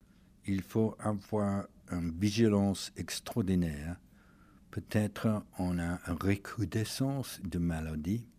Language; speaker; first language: French; non-native, fluent; English